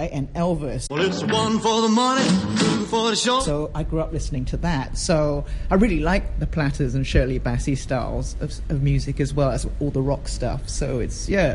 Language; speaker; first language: English; native; English